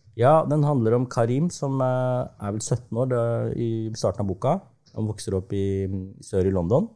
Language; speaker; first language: Norwegian; early bilingual, other home language; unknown